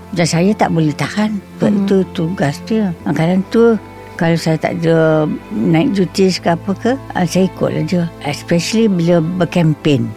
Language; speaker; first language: Malay; native; Malay